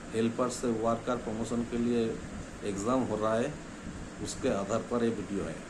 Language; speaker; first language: Hindi; non-native, local second language; Bangla